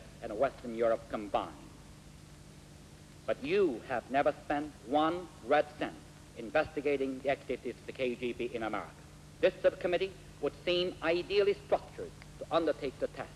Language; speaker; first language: English; non-native, local second language; Korean